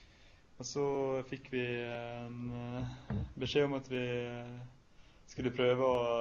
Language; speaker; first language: Norwegian; native; Norwegian